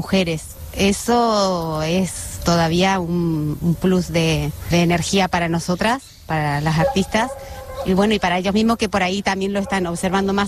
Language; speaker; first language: Catalan; non-native, learner; Spanish